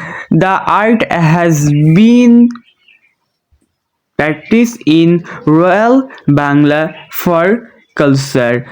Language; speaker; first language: English; non-native, local second language; Bangla